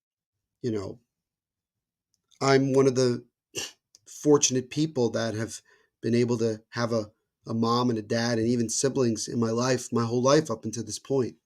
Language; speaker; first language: English; native; English